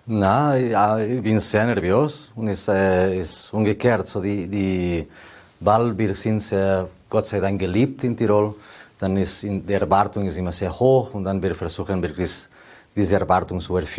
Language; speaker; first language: German; non-native, learner; Spanish